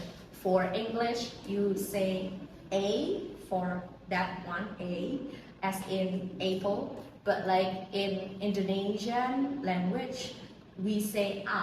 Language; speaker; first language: English; non-native, fluent; Indonesian